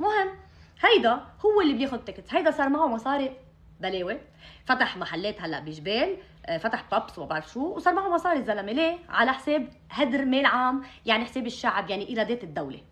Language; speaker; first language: Arabic; native; Arabic